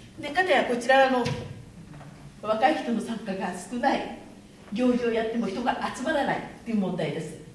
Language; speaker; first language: Japanese; native; Japanese